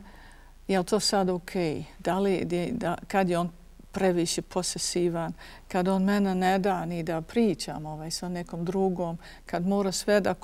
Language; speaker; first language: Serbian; non-native, fluent; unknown